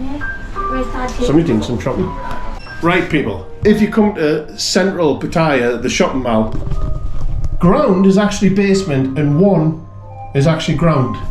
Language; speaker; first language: English; native; English